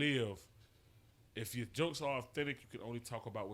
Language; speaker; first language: English; native; English